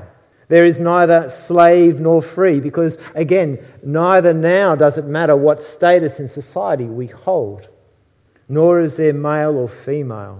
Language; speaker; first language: English; native; English